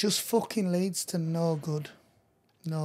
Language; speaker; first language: English; native; English